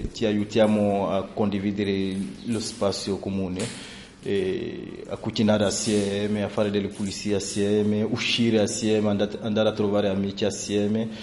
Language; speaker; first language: Italian; non-native, fluent; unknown